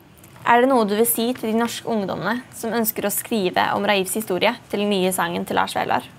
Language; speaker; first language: Norwegian; native; Norwegian